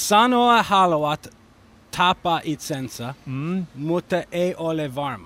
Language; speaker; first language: Finnish; non-native, learner; English